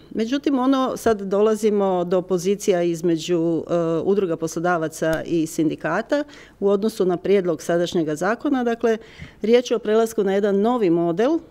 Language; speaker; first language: Croatian; native; Croatian